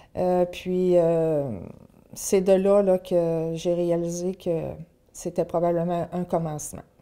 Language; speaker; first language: French; native; French